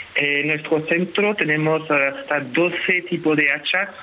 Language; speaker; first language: Spanish; non-native, fluent; French